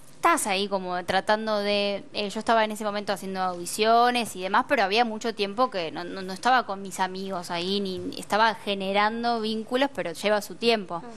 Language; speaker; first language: Spanish; native; Spanish